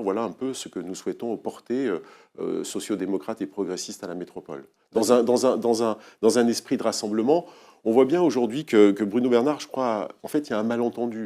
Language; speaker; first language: French; native; French